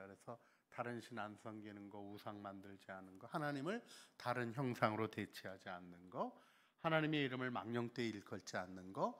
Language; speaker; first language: Korean; native; Korean